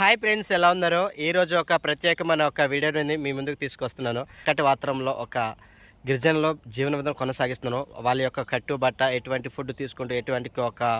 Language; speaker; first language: Telugu; non-native, local second language; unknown